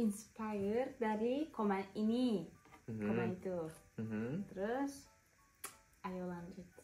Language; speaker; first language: Indonesian; non-native, learner; Turkish